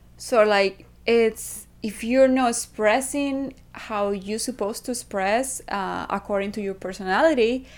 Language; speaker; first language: English; non-native, fluent; Spanish